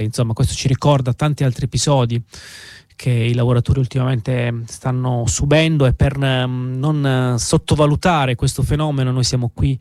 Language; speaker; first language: Italian; native; Italian